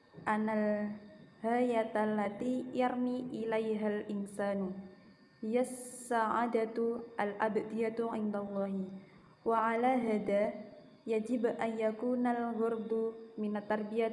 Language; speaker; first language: Arabic; non-native, learner; Indonesian